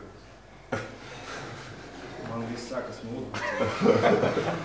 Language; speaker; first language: Latvian; non-native, local second language; Russian